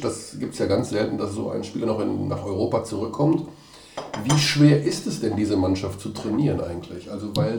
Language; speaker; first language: German; native; German